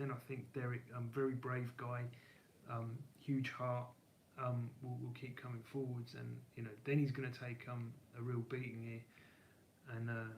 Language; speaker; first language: English; native; English